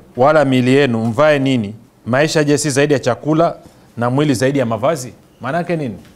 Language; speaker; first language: Swahili; native; Swahili